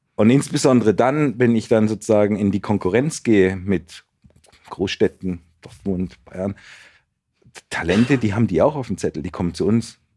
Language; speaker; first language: German; native; German